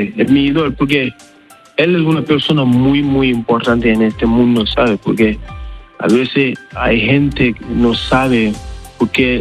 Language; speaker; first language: Spanish; non-native, learner; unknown